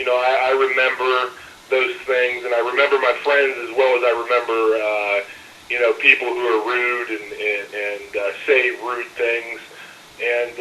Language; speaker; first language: English; native; English